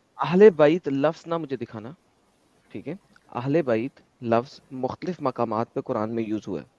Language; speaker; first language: Urdu; non-native, local second language; Punjabi